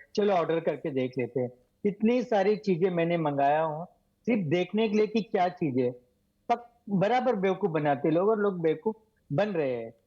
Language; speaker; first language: Hindi; native; Hindi